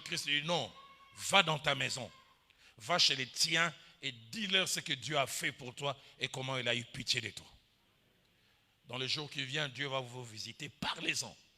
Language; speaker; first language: French; non-native, local second language; Lingala